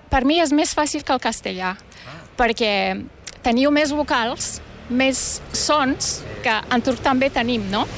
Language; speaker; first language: Catalan; non-native, fluent; Turkish